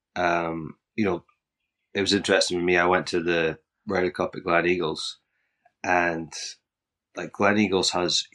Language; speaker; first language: English; native; English